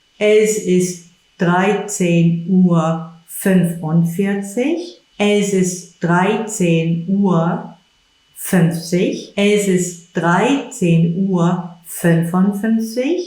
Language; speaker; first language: German; non-native, fluent; English